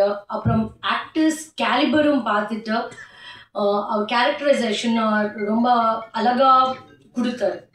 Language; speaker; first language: Tamil; non-native, learner; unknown